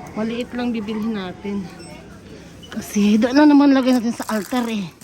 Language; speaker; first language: Filipino; native; Filipino